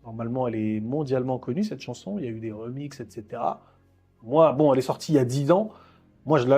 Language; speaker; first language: French; native; French